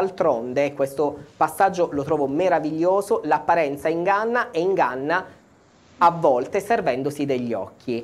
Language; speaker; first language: Italian; native; Italian